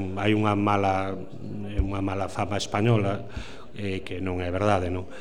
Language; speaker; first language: Galician; native; Galician